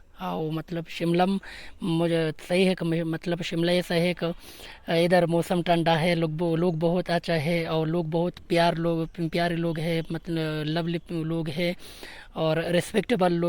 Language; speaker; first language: Hindi; non-native, learner; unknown